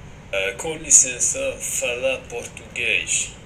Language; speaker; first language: Portuguese; non-native, learner; French